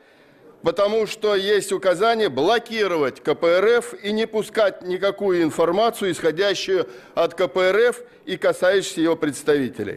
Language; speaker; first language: Russian; native; Russian